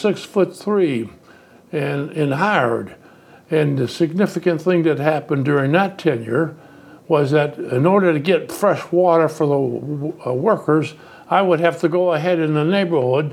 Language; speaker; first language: English; early bilingual, other home language; Italian